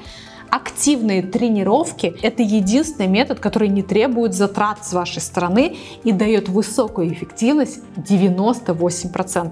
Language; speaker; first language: Russian; native; Russian